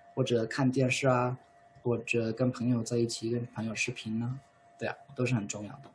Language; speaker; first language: Chinese; non-native, fluent; English